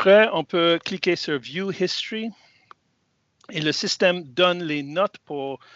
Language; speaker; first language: French; non-native, fluent; English